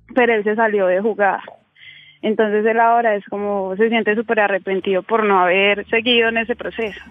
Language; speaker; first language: Spanish; native; Spanish